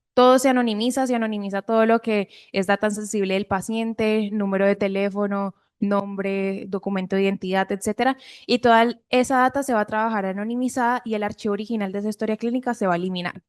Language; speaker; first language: Spanish; native; Spanish